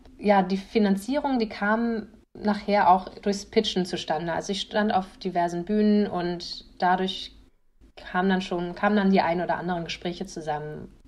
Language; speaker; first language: German; native; German